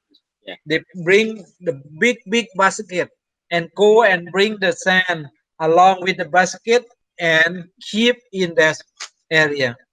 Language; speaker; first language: English; non-native, fluent; Thai